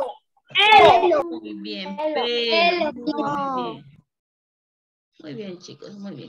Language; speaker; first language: Spanish; native; Spanish